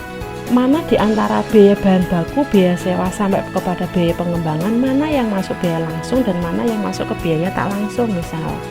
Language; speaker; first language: Indonesian; native; Indonesian